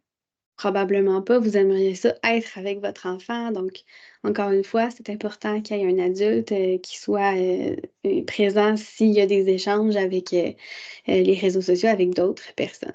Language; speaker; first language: French; native; French